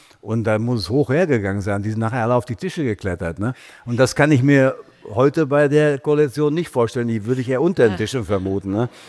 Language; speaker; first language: German; native; German